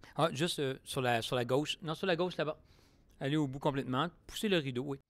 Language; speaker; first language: French; native; French